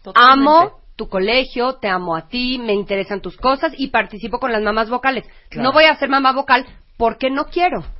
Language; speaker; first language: Spanish; native; Spanish